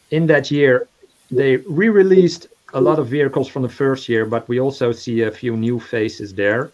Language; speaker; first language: English; non-native, fluent; Dutch